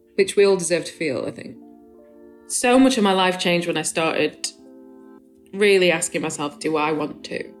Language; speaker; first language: English; native; English